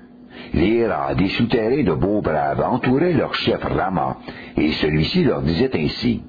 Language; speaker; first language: French; native; French